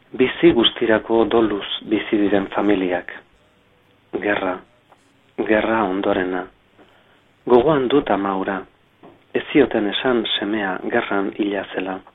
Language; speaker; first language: Basque; native; Basque